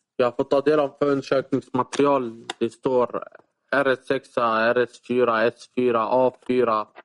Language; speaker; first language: Swedish; early bilingual, other home language; Arabic